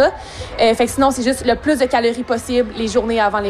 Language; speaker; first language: French; native; French